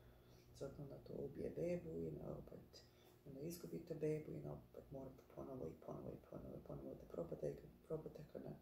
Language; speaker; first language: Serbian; early bilingual, heritage; Bosnian